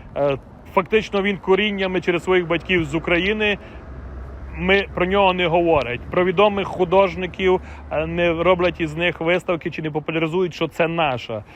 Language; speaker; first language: Ukrainian; native; Ukrainian